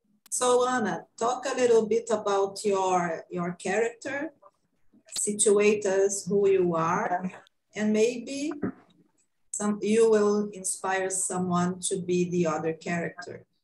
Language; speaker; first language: English; non-native, fluent; Portuguese